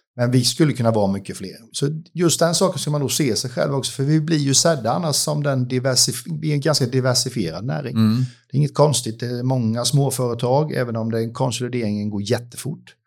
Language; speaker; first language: Swedish; native; Swedish